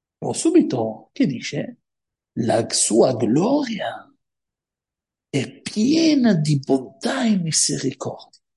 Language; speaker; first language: Italian; non-native, fluent; Hebrew